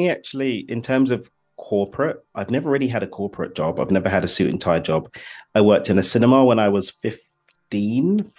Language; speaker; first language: English; native; English